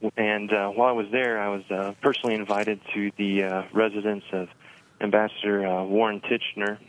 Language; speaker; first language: English; native; English